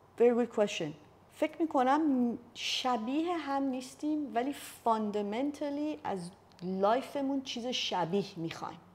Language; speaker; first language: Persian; early bilingual, heritage; Persian